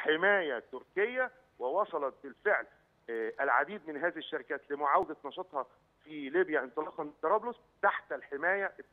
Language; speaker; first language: Arabic; native; Arabic